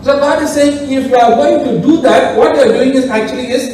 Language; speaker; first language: English; non-native, local second language; Tamil